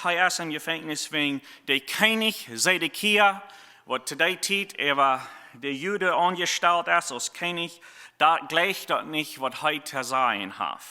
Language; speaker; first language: German; non-native, learner; Plautdietsch